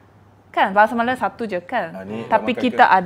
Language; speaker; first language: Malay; non-native, fluent; Korean